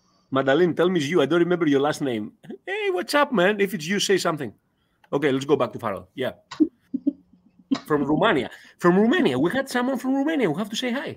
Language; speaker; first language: English; non-native, fluent; Greek